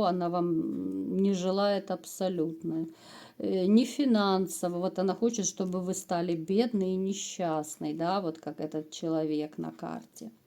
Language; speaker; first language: Russian; native; Russian